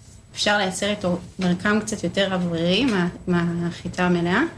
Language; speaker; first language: Hebrew; native; Hebrew